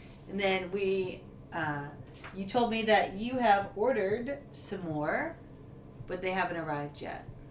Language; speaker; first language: English; native; English